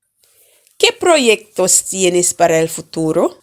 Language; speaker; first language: Spanish; non-native, fluent; English